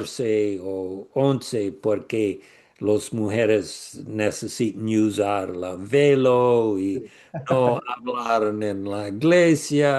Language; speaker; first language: Spanish; non-native, learner; English